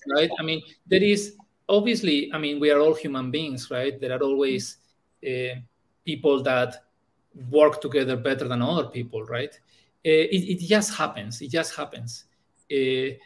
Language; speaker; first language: English; non-native, fluent; Spanish